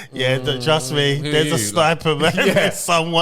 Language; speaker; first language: English; native; English